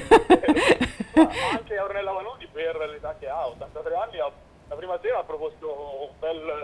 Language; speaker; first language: Italian; native; Italian